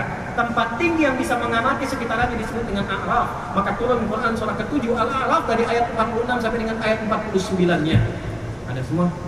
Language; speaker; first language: Indonesian; native; Indonesian